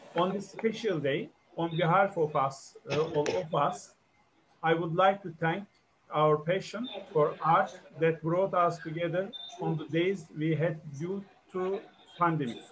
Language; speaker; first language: English; non-native, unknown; Turkish